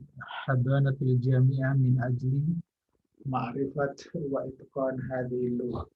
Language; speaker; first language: Arabic; non-native, fluent; Indonesian